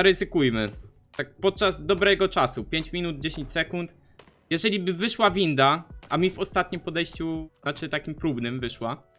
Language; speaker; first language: Polish; native; Polish